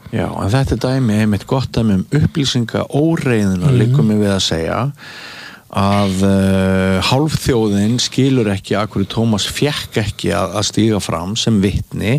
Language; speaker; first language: Icelandic; native; Icelandic